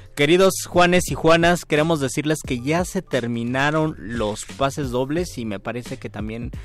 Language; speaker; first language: Spanish; native; Spanish